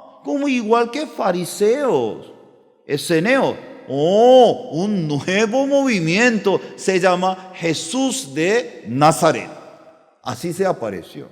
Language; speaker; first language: Spanish; non-native, learner; Korean